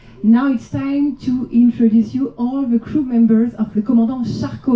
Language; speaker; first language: English; non-native, fluent; French